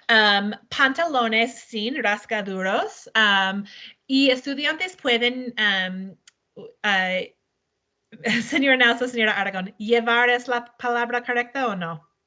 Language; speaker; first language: Spanish; non-native, learner; English